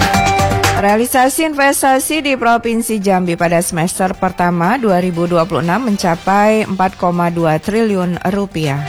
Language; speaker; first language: Indonesian; native; Indonesian